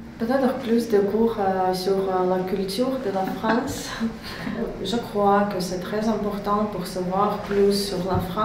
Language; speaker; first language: French; non-native, learner; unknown